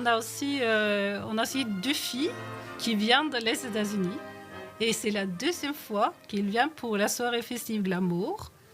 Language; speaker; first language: French; non-native, fluent; Norwegian